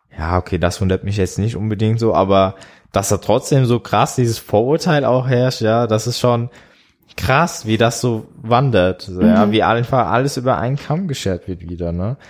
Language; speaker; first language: German; early bilingual, other home language; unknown